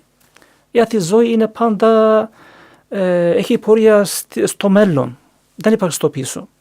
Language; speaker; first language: Greek; non-native, learner; Turkish